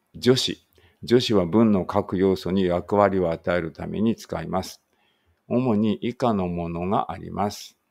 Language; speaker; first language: Japanese; native; Japanese